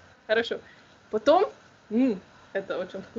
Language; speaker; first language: Russian; non-native, learner; Slovenian